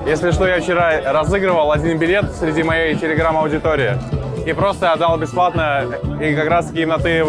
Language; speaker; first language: Russian; native; Russian